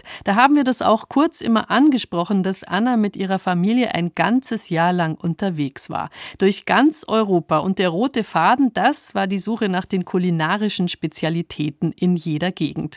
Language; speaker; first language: German; native; German